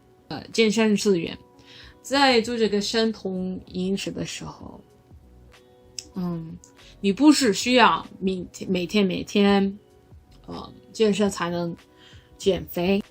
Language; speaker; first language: Chinese; non-native, learner; English